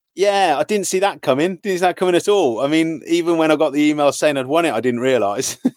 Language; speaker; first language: English; native; English